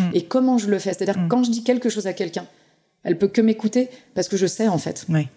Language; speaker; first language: French; native; French